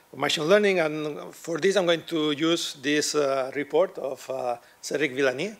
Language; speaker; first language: English; non-native, fluent; Catalan